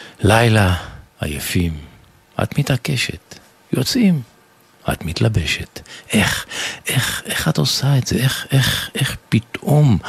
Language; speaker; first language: Hebrew; native; Hebrew